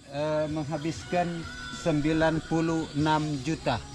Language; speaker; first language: Indonesian; non-native, local second language; Sasak